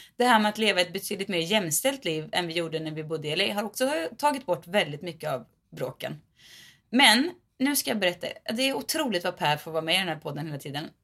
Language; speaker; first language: Swedish; native; Swedish